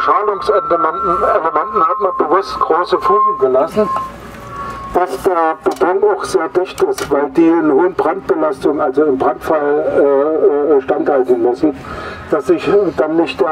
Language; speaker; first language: German; native; German